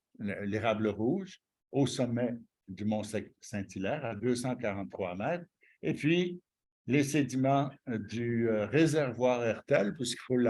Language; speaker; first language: French; native; French